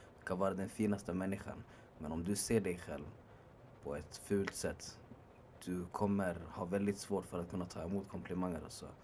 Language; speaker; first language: Swedish; early bilingual, other home language; Arabic